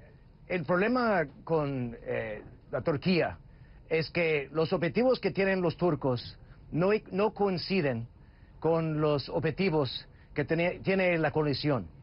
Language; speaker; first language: Spanish; non-native, fluent; English